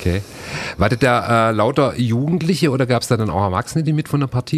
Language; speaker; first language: German; native; German